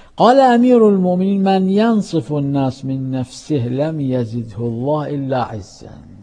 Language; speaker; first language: Arabic; native; Arabic